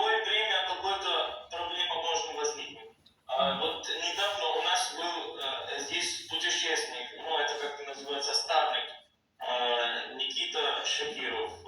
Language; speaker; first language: Russian; non-native, local second language; Punjabi